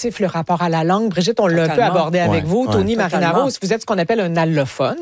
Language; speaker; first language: French; native; French